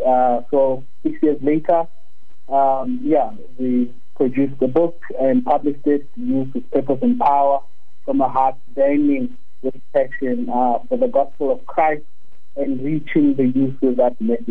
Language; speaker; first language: English; non-native, local second language; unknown